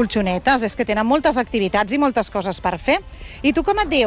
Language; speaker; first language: Catalan; native; Catalan